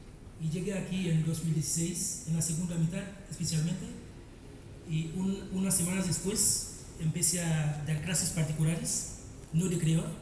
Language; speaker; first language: Spanish; non-native, fluent; Haitian Creole